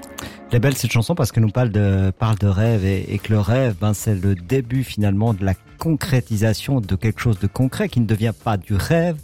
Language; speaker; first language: French; native; French